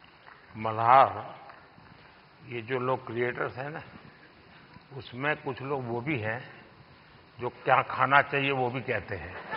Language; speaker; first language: Hindi; non-native, local second language; Gujarati